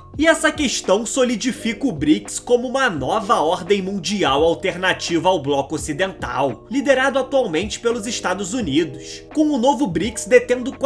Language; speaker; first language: Portuguese; native; Portuguese